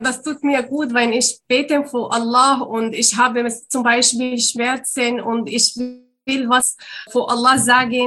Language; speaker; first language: German; non-native, learner; Arabic